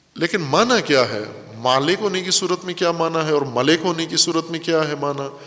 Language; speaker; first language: Urdu; native; Urdu